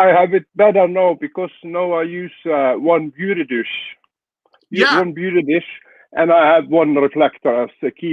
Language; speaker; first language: English; non-native, learner; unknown